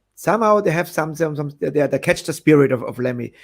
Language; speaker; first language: English; non-native, fluent; German